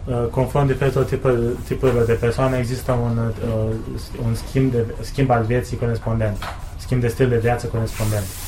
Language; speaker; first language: Romanian; native; Romanian